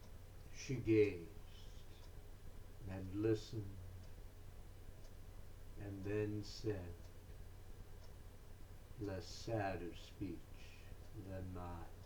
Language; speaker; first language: English; native; English